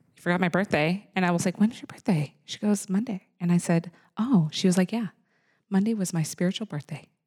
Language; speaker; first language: English; native; English